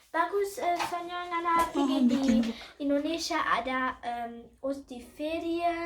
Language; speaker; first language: Indonesian; early bilingual, heritage; Indonesian